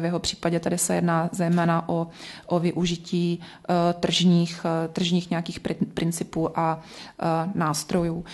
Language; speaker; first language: Czech; native; Czech